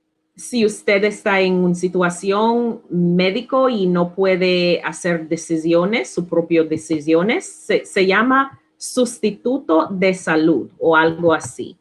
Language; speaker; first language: Spanish; non-native, learner; English